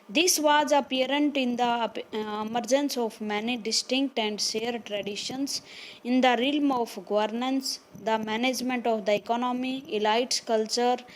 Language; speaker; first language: English; non-native, local second language; Hindi